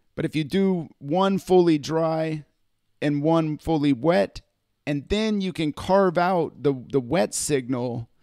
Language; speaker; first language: English; native; English